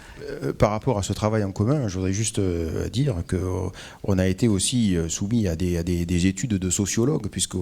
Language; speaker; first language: French; native; French